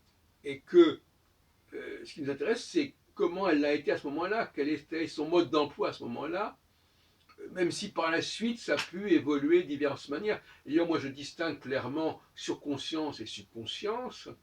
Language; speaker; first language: French; native; French